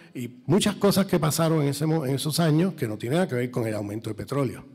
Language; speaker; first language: Spanish; native; Spanish